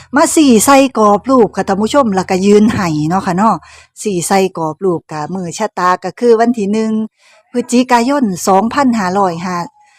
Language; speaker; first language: Thai; native; Thai